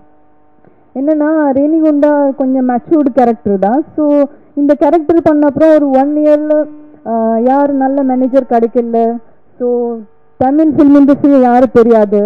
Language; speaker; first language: Tamil; non-native, learner; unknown